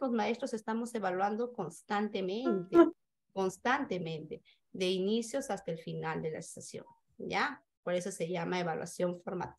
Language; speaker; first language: Spanish; native; Spanish